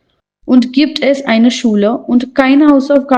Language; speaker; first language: German; non-native, fluent; Hindi